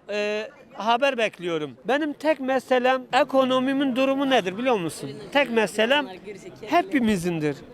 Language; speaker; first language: Turkish; native; Turkish